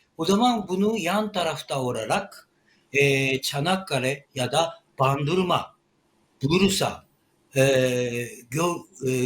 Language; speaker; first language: Turkish; non-native, learner; Japanese